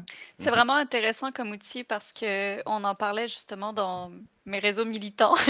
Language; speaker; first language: French; native; French